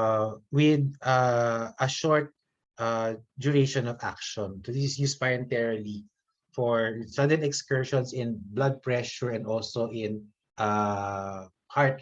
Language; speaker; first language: English; non-native, local second language; Filipino